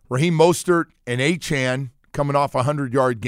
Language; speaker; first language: English; native; English